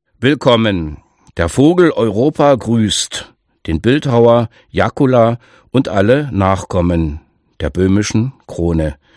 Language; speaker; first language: German; native; German